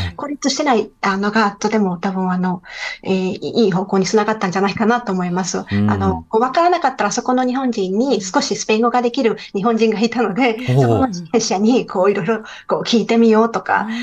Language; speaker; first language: Japanese; non-native, fluent; Spanish